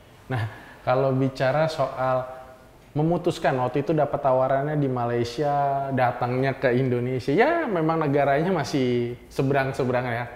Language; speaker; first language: Indonesian; native; Indonesian